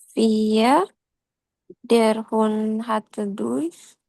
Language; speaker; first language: German; non-native, learner; Indonesian